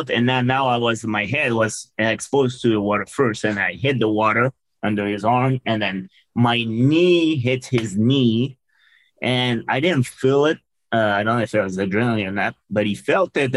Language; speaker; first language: English; non-native, fluent; French